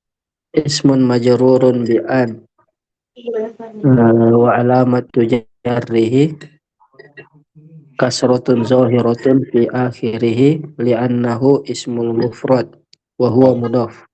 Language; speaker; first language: Arabic; non-native, learner; Indonesian